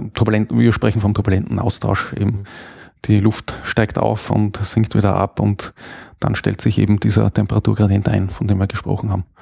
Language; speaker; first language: German; native; German